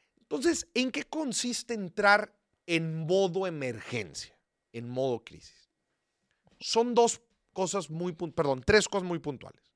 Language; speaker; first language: Spanish; native; Spanish